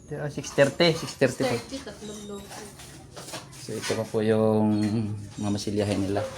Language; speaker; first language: Filipino; non-native, local second language; Cebuano